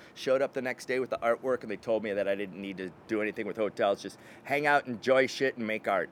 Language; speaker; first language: English; native; English